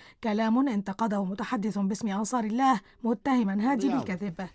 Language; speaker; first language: Arabic; native; Arabic